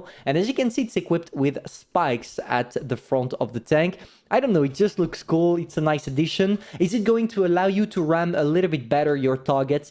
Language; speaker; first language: English; non-native, fluent; French